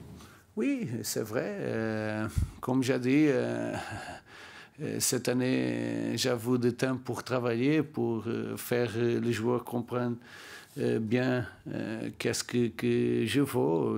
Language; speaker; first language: French; non-native, learner; Portuguese